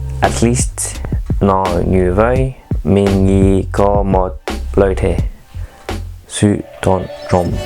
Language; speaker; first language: Vietnamese; non-native, learner; French